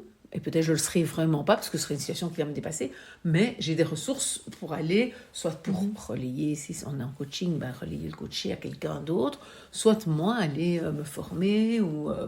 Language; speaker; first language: French; native; French